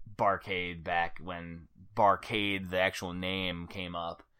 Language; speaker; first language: English; native; English